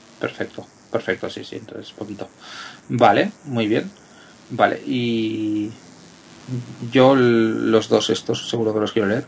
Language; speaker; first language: Spanish; native; Spanish